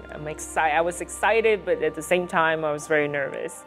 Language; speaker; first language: English; non-native, fluent; Chinese